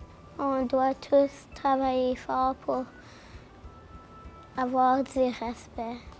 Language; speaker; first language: French; non-native, local second language; English